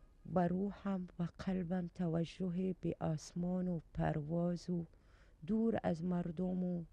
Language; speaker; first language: Persian; non-native, learner; Arabic